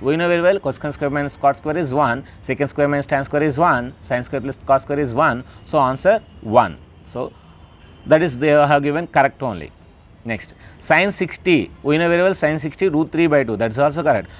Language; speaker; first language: English; non-native, local second language; Telugu